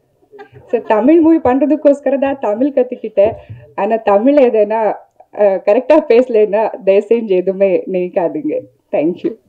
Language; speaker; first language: Tamil; native; Tamil